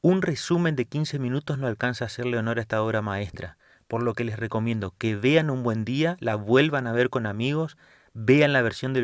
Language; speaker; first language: Spanish; native; Spanish